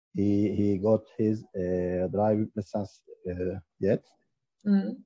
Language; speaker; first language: English; non-native, learner; Turkish